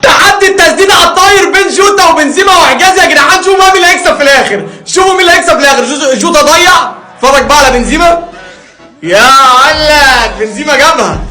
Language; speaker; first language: Arabic; native; Arabic